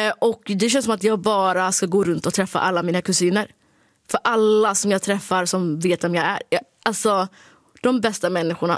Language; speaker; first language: Swedish; early bilingual, other home language; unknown